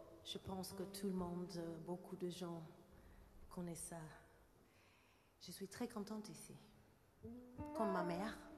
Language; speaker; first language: French; non-native, learner; English